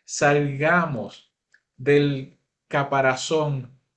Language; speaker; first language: Spanish; native; Spanish